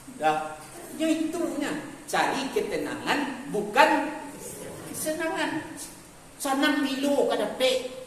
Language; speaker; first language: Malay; non-native, local second language; Minangkabau